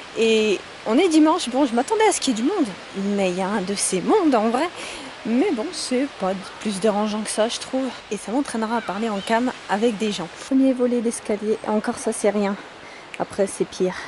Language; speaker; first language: French; native; French